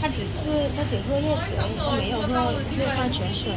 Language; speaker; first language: Chinese; non-native, learner; Vietnamese